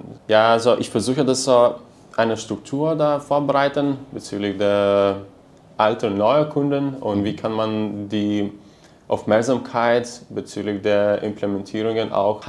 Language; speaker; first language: German; non-native, learner; Lithuanian